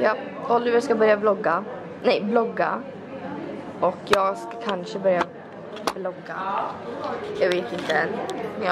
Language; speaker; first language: Swedish; early bilingual, other home language; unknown